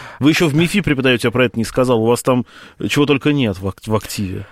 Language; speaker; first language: Russian; native; Russian